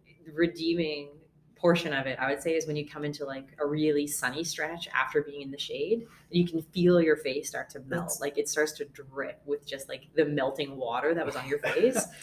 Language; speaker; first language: English; native; English